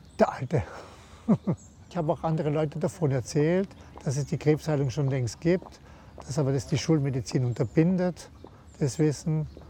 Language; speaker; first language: German; native; German